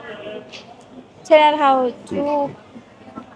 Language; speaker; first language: Korean; non-native, learner; Thai